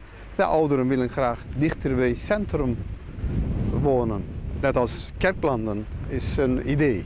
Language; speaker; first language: Dutch; non-native, fluent; Turkish